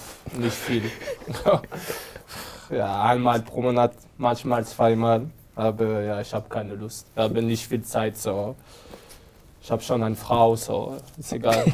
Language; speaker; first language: German; non-native, learner; French